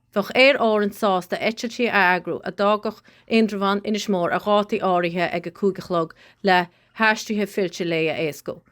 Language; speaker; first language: Irish; native; Irish